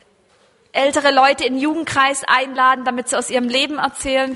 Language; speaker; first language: German; native; German